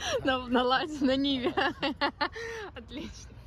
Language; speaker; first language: Russian; native; Russian